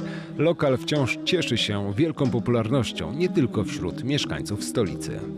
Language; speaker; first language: Polish; native; Polish